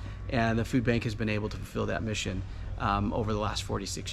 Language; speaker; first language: English; native; English